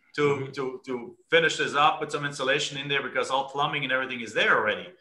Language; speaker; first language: English; non-native, fluent; German